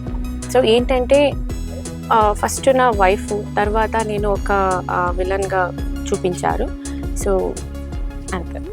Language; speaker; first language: Telugu; non-native, learner; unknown